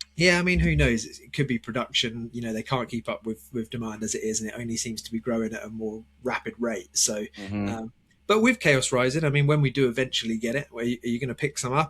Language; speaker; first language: English; native; English